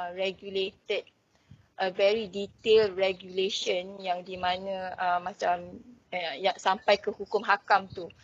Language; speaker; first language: English; non-native, local second language; Malay